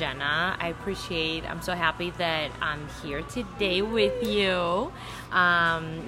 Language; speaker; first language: English; non-native, fluent; Greek